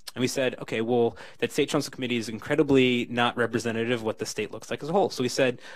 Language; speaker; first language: English; native; English